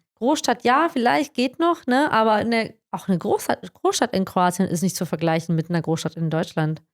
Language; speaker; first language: German; early bilingual, other home language; Croatian